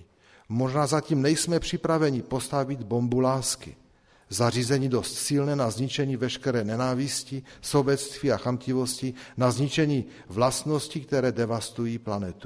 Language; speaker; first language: Czech; non-native, local second language; Polish